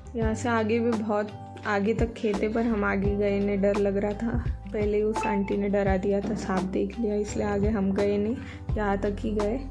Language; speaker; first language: Hindi; non-native, local second language; Marathi